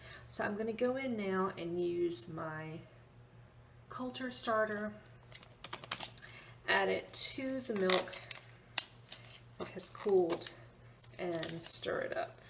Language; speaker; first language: English; native; English